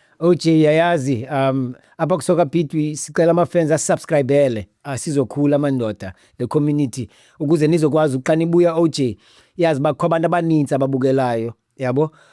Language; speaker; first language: Zulu; non-native, local second language; Xhosa